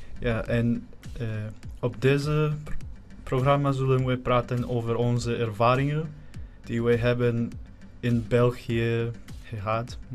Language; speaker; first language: Dutch; non-native, learner; Spanish